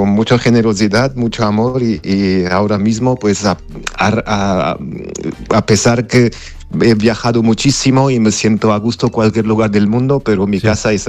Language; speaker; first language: Spanish; non-native, fluent; Armenian